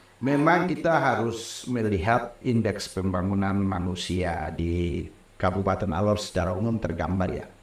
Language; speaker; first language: Indonesian; non-native, local second language; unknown